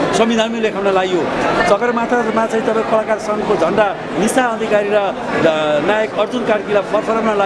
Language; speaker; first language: Nepali; native; Nepali